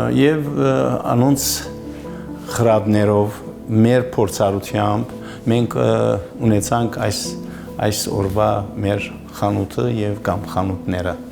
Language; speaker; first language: Armenian; early bilingual, heritage; Armenian